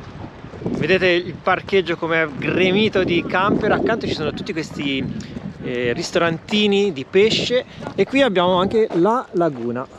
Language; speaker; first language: Italian; native; Italian